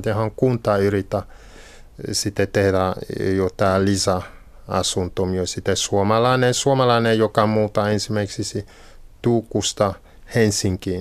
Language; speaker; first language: Finnish; non-native, learner; French